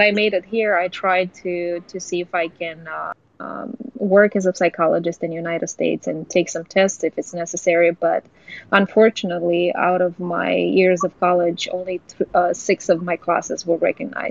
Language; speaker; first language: English; non-native, fluent; Romanian